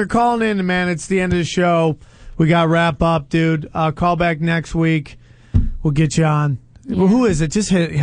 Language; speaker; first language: English; native; English